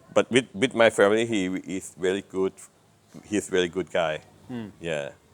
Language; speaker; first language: English; non-native, learner; Thai